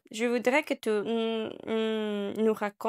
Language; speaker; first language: French; non-native, learner; Spanish